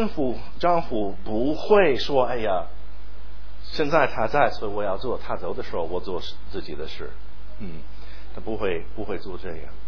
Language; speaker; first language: Chinese; non-native, fluent; English